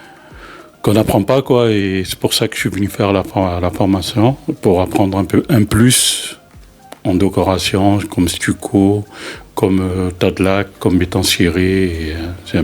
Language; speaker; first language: French; non-native, fluent; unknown